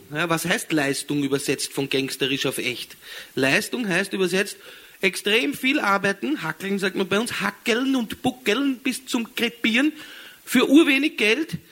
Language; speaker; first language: German; native; German